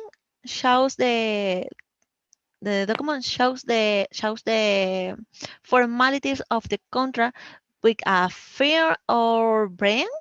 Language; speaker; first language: English; non-native, learner; Spanish